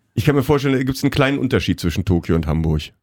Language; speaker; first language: German; native; German